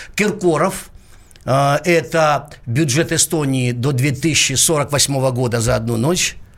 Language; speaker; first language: Russian; non-native, local second language; Georgian